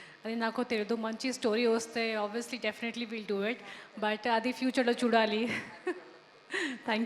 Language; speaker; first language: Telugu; non-native, local second language; Hindi